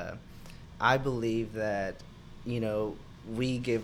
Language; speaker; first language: English; non-native, fluent; Spanish